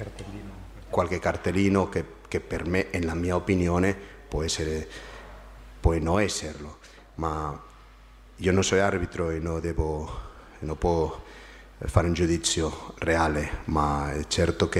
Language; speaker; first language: Italian; non-native, fluent; Spanish